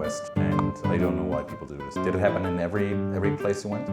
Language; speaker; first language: English; non-native, fluent; German